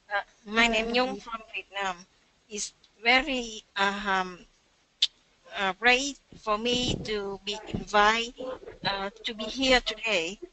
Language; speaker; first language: English; non-native, learner; Vietnamese